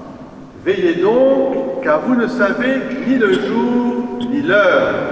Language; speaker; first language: French; native; French